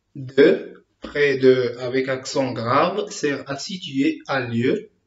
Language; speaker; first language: French; non-native, local second language; Arabic